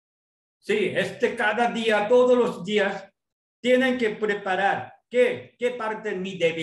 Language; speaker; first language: Spanish; non-native, learner; Korean